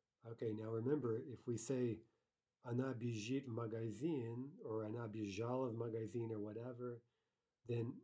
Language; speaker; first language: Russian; non-native, fluent; English